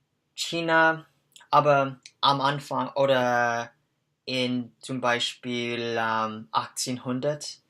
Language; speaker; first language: German; non-native, learner; English